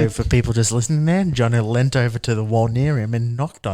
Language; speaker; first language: English; native; English